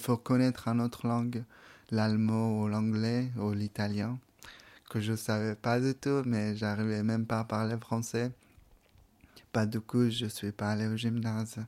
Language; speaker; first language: French; non-native, fluent; Persian